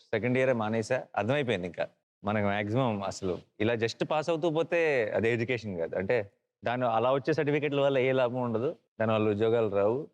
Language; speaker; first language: Telugu; native; Telugu